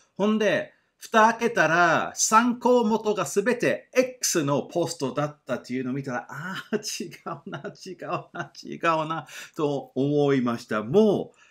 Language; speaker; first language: Japanese; non-native, fluent; English